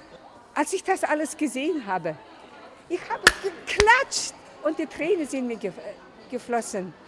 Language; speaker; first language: German; non-native, fluent; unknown